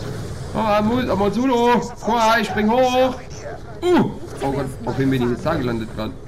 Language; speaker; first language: German; native; German